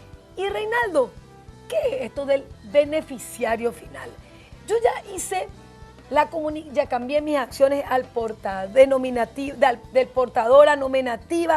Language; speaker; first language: Spanish; native; Spanish